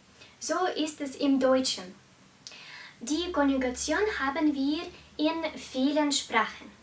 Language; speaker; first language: German; non-native, fluent; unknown